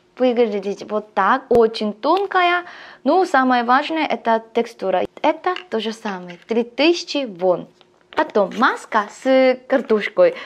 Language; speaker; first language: Russian; non-native, learner; Korean